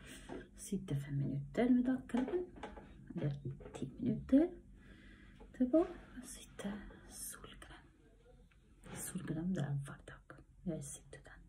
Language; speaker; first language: Norwegian; non-native, learner; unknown